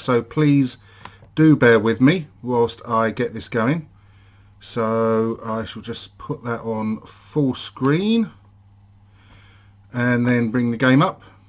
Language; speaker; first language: English; native; English